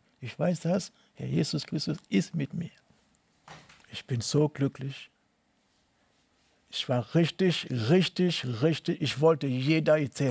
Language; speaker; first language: German; non-native, learner; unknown